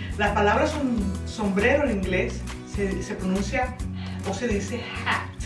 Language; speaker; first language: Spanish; native; Spanish